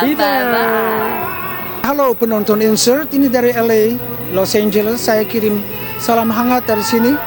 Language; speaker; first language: Indonesian; early bilingual, heritage; Indonesian